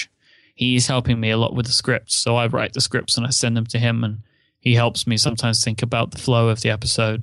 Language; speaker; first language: English; native; English